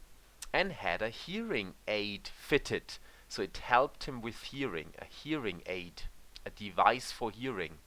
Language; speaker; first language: English; non-native, fluent; German